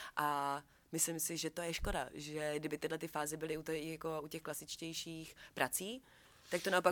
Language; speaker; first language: Czech; native; Czech